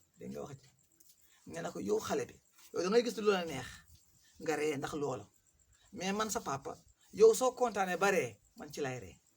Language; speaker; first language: Wolof; non-native, local second language; Fula